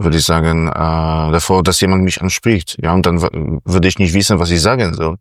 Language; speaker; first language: German; non-native, fluent; Polish